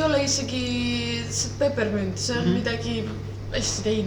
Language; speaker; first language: Estonian; non-native, local second language; Russian